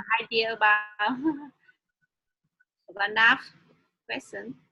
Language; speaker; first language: English; non-native, learner; Vietnamese